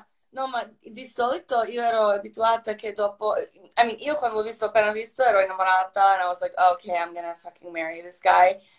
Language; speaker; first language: Italian; non-native, fluent; Croatian